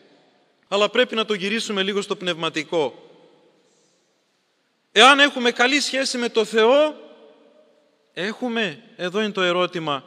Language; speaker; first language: Greek; native; Greek